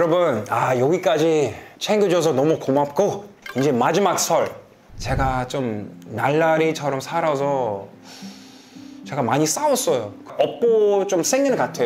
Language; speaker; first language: Korean; non-native, fluent; English